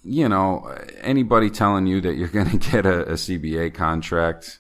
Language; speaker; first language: English; native; English